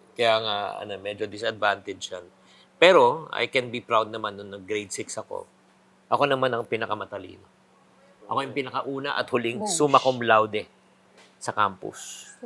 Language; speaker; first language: Filipino; native; Filipino